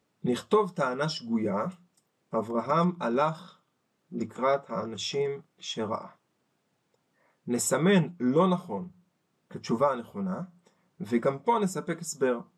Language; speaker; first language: Hebrew; native; Hebrew